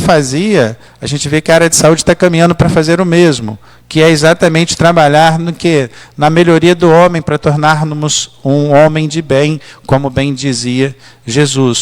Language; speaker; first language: Portuguese; native; Portuguese